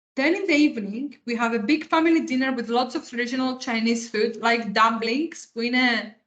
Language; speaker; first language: English; non-native, fluent; Greek